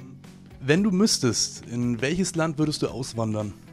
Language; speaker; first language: German; native; German